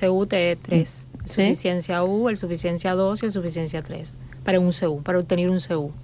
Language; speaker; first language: Catalan; non-native, fluent; Spanish